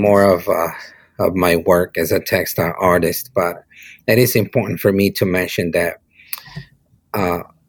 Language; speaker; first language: English; non-native, fluent; Spanish